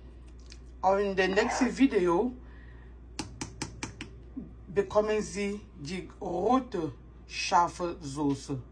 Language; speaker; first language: German; non-native, fluent; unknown